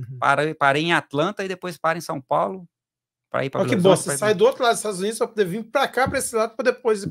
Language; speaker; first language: Portuguese; native; Portuguese